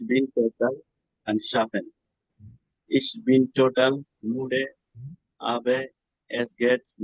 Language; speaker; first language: German; non-native, learner; Bangla